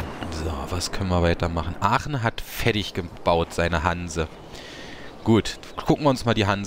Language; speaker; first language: German; native; German